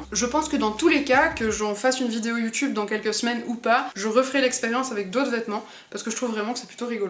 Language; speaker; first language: French; native; French